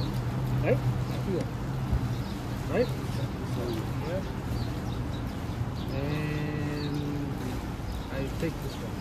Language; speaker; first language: English; non-native, learner; Filipino